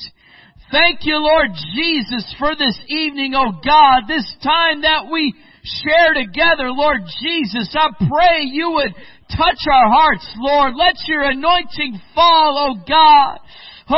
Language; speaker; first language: English; native; English